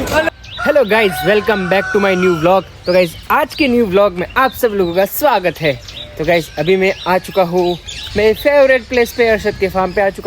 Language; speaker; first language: Hindi; non-native, local second language; Gujarati